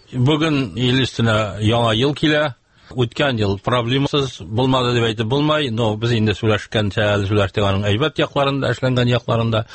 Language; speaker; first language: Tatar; native; Tatar